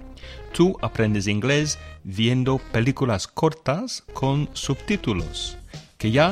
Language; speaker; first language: Spanish; non-native, fluent; English